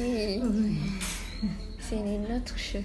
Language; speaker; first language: French; non-native, learner; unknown